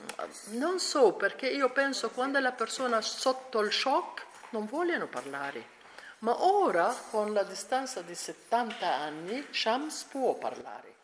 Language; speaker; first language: Italian; non-native, learner; Arabic